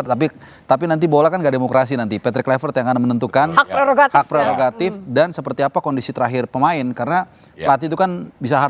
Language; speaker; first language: Indonesian; native; Indonesian